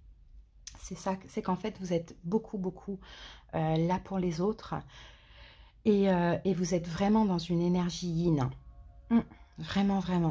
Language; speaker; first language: French; native; French